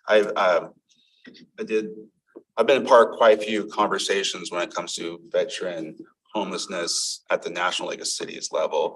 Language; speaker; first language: English; native; English